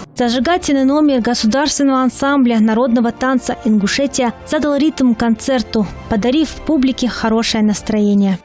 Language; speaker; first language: Russian; native; Russian